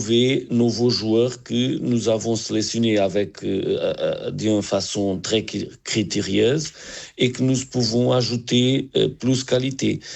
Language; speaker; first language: French; non-native, learner; Portuguese